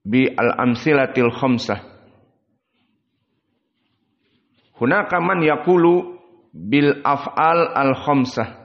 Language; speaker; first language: Arabic; non-native, fluent; Indonesian